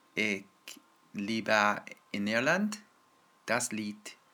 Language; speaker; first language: German; non-native, learner; English